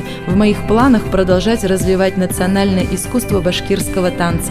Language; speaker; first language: Russian; native; Russian